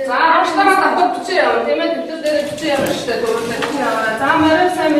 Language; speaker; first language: Mongolian; native; Mongolian